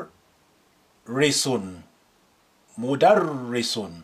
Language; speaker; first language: Arabic; non-native, fluent; English